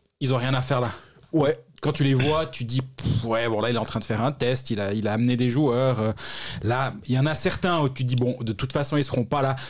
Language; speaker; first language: French; native; French